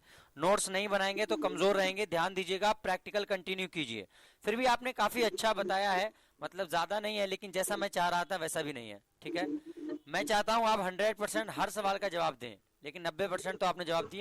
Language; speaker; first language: Hindi; native; Hindi